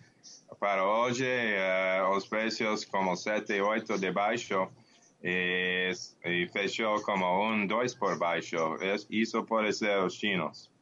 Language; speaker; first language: Portuguese; non-native, learner; English